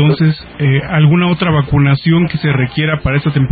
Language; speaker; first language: Spanish; native; Spanish